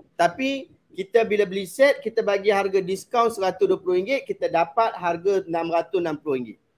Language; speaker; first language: Malay; native; Malay